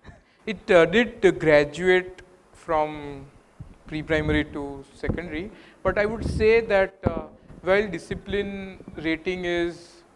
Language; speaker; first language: English; non-native, local second language; Gujarati